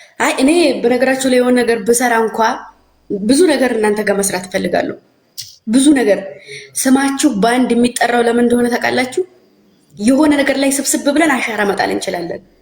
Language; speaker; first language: Amharic; native; Amharic